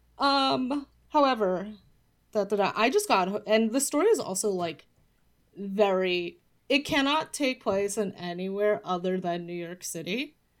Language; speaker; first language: English; early bilingual, other home language; Polish